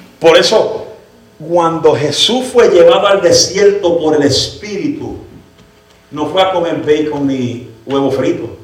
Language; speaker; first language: Spanish; early bilingual, heritage; Spanish